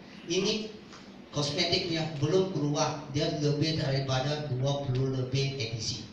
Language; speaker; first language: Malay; non-native, local second language; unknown